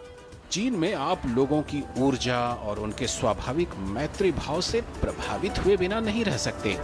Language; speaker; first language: Hindi; native; Hindi